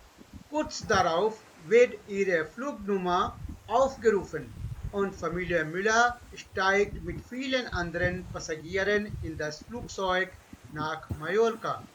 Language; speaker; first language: German; non-native, fluent; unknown